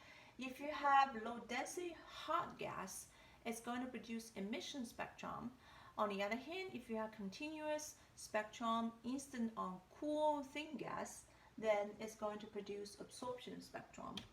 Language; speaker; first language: English; non-native, fluent; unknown